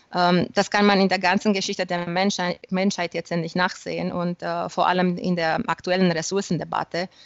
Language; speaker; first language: German; non-native, fluent; Romanian